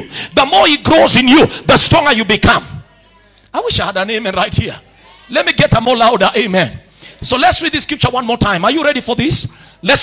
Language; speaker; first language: English; non-native, local second language; Swahili